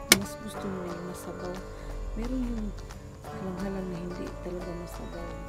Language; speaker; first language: Filipino; non-native, local second language; Cebuano